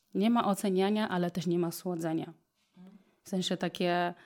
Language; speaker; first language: Polish; non-native, fluent; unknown